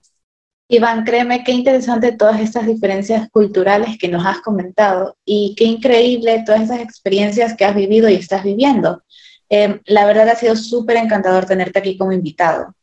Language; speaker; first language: Spanish; native; Spanish